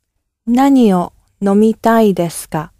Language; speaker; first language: Japanese; non-native, learner; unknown